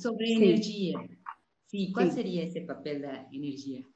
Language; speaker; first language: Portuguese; non-native, fluent; Spanish